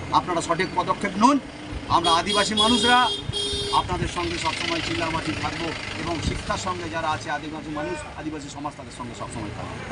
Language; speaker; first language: Bangla; non-native, local second language; Santali